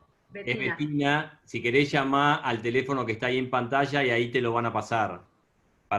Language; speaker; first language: Spanish; native; Spanish